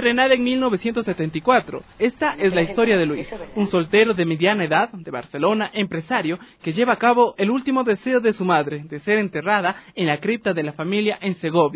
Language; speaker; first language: Spanish; native; Spanish